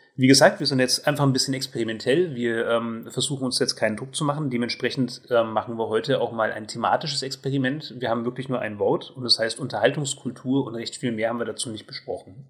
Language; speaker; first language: German; native; German